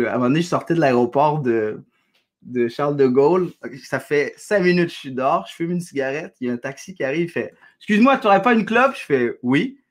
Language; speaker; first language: French; early bilingual, other home language; Arabic